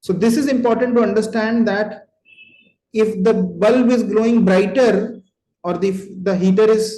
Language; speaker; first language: English; non-native, local second language; Hindi